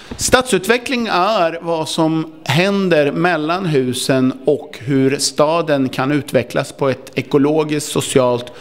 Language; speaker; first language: Swedish; early bilingual, other home language; Turkish